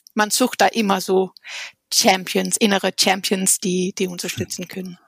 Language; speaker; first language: German; non-native, fluent; Danish